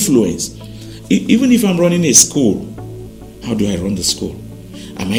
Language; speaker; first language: English; non-native, local second language; Yoruba